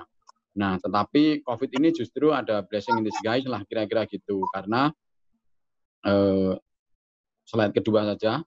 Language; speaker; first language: Indonesian; native; Indonesian